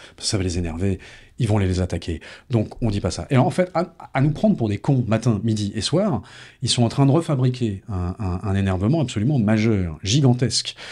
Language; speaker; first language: French; native; French